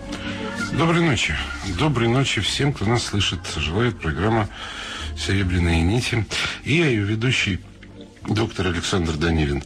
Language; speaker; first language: Russian; native; Russian